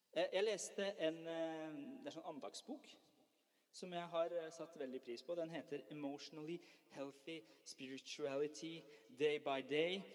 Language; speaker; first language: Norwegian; early bilingual, other home language; Persian